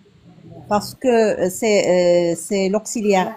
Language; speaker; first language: French; non-native, learner; Arabic